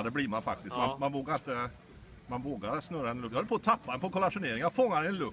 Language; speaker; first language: Swedish; native; Swedish